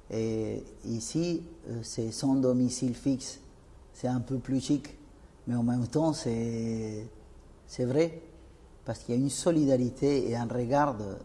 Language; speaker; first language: French; non-native, fluent; Spanish